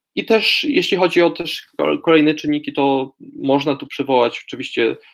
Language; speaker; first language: Polish; non-native, fluent; Russian